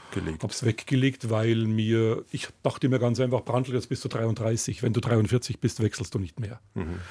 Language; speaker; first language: German; native; German